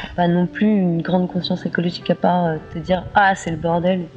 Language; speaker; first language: French; native; French